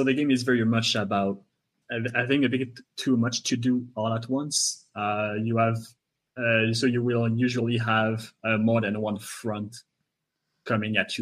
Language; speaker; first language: English; non-native, fluent; French